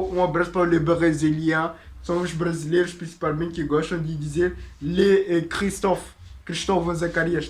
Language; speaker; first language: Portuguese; non-native, fluent; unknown